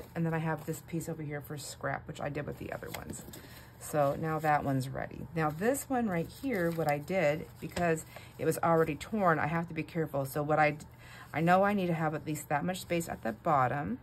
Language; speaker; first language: English; native; English